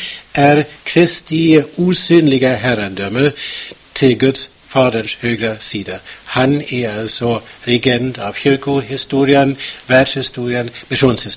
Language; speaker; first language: Swedish; non-native, fluent; German